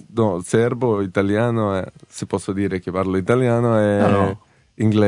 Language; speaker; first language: Italian; non-native, fluent; Serbian